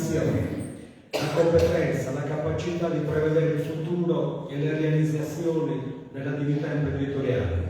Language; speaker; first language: Italian; native; Italian